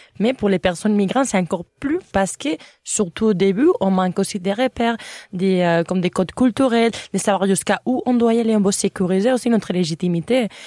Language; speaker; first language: French; non-native, fluent; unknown